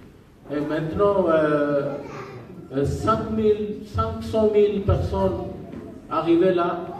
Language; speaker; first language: French; non-native, learner; Rohingya